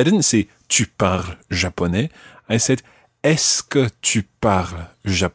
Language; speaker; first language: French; non-native, fluent; English